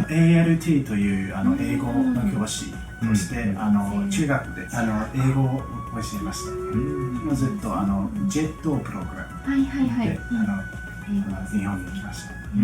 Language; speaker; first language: Japanese; non-native, fluent; English